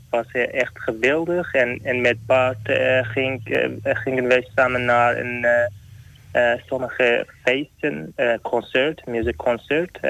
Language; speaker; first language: Dutch; non-native, learner; Arabic